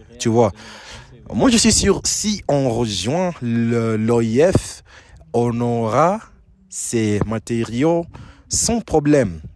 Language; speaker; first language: French; non-native, fluent; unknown